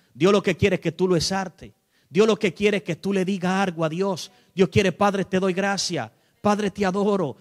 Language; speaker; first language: Spanish; native; Spanish